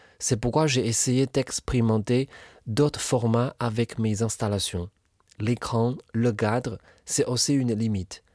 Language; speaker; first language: French; non-native, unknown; Chinese